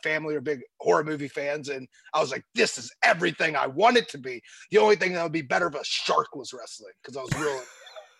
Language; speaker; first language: English; native; English